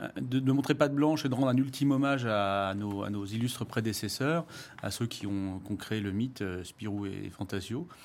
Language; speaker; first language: French; native; French